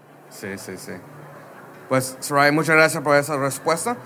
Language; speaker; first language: Spanish; early bilingual, heritage; Spanish